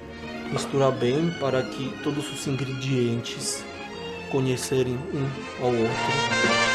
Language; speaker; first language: Portuguese; non-native, fluent; Armenian